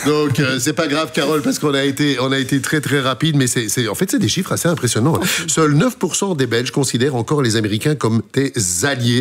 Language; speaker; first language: French; native; French